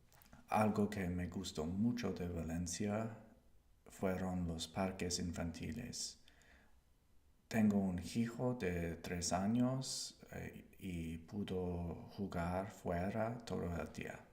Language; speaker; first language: Spanish; non-native, learner; English